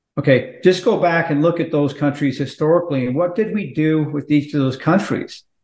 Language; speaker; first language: English; native; English